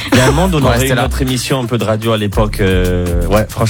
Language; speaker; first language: French; early bilingual, other home language; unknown